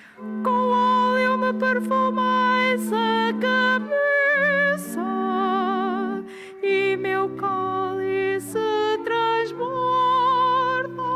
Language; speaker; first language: Portuguese; native; Portuguese